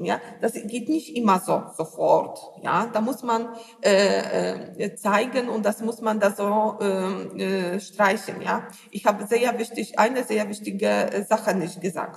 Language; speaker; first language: German; non-native, learner; Polish